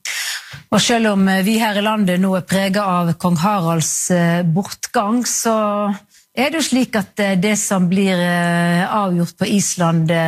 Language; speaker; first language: Norwegian; native; Norwegian